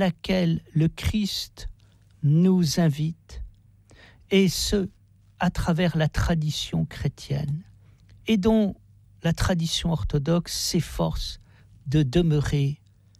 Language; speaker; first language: French; native; French